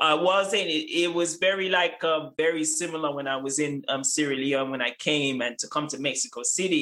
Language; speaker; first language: English; native; English